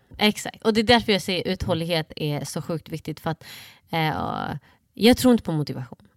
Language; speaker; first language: Swedish; early bilingual, other home language; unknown